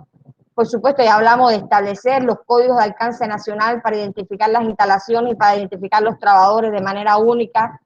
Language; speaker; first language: Spanish; native; Spanish